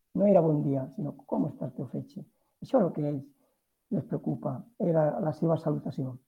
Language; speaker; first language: Catalan; non-native, local second language; Spanish